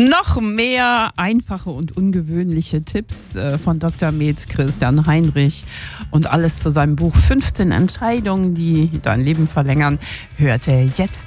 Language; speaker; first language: German; native; German